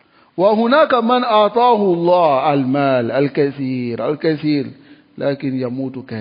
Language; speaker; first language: Arabic; non-native, fluent; French